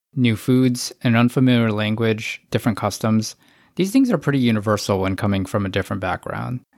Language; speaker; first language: English; native; English